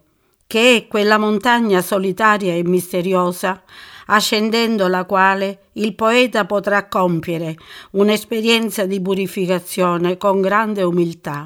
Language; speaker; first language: Italian; native; Italian